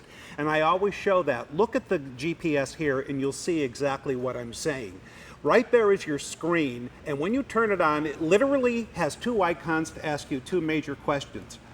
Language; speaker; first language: English; native; English